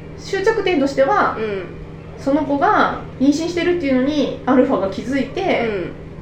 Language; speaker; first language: Japanese; native; Japanese